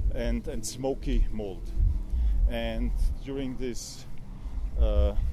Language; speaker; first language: English; non-native, fluent; German